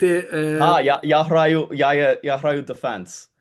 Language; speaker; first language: Ukrainian; early bilingual, heritage; Ukrainian